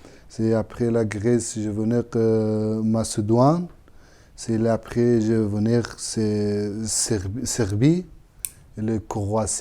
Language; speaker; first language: French; non-native, learner; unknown